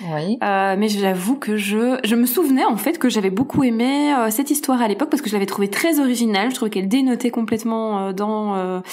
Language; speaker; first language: French; native; French